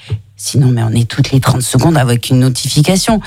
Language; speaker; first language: French; native; French